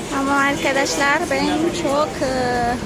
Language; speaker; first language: Turkish; non-native, learner; Indonesian